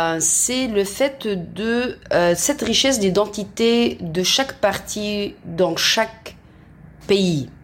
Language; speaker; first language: French; non-native, local second language; Arabic